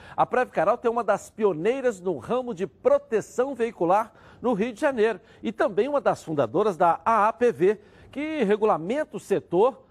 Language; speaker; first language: Portuguese; native; Portuguese